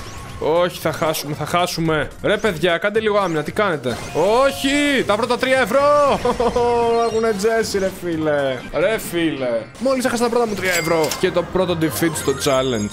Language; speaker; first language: Greek; native; Greek